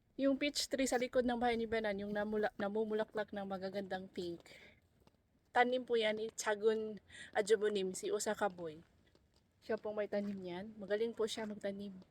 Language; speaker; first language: Filipino; non-native, local second language; Cebuano